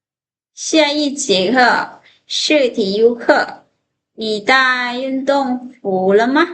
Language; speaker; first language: Chinese; non-native, fluent; Lao